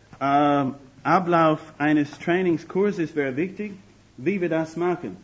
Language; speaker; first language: German; non-native, fluent; English